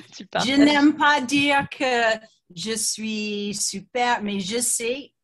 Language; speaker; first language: French; non-native, fluent; English